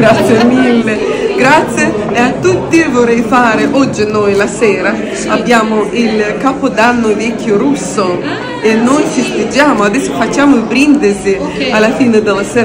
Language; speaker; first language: Italian; non-native, fluent; Russian